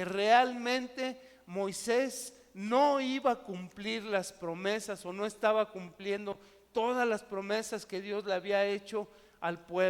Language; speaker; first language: Spanish; native; Spanish